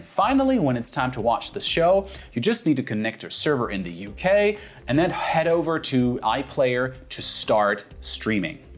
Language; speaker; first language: English; non-native, fluent; German